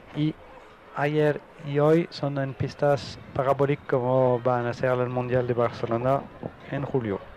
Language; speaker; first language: Spanish; non-native, learner; French